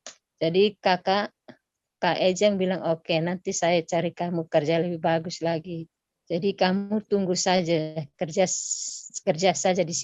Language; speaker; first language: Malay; non-native, local second language; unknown